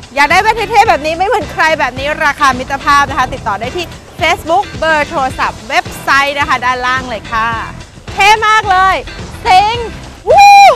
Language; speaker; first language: Thai; native; Thai